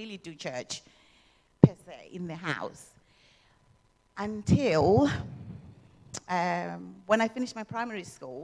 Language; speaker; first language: English; non-native, local second language; Shona